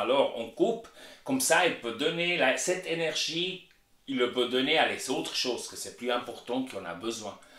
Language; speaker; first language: French; non-native, learner; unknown